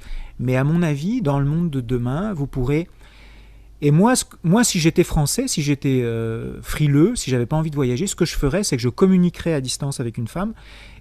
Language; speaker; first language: French; native; French